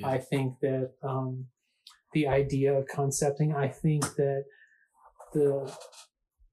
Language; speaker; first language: English; native; English